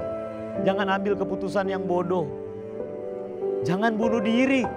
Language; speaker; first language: Indonesian; native; Indonesian